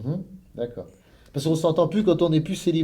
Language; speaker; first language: French; native; French